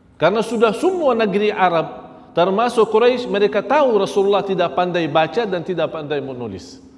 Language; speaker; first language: Malay; non-native, fluent; Arabic